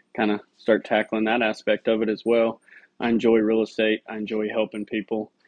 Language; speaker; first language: English; native; English